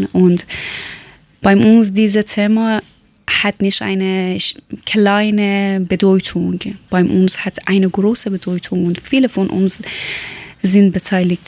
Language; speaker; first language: German; non-native, learner; Persian